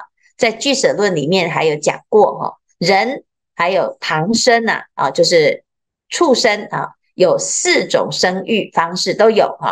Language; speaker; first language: Chinese; native; Chinese